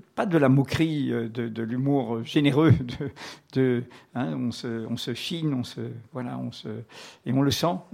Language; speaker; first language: French; native; French